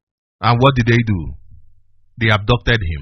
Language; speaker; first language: English; non-native, local second language; Igbo